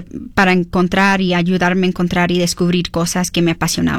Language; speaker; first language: Spanish; early bilingual, heritage; Spanish